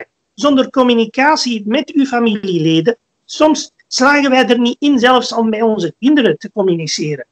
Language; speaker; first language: Dutch; early bilingual, other home language; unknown